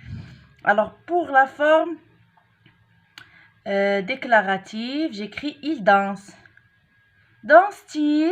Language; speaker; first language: French; non-native, local second language; Arabic